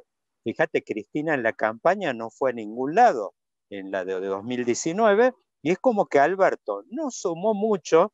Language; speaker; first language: Spanish; native; Spanish